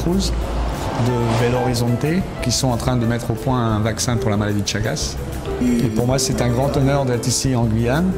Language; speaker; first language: French; non-native, fluent; Portuguese